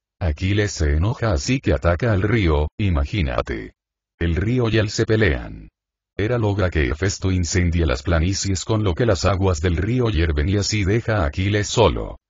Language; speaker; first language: Spanish; native; Spanish